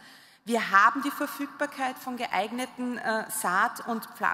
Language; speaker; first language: German; native; German